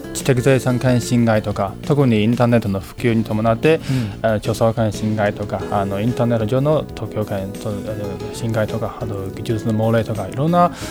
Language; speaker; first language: Japanese; non-native, fluent; Chinese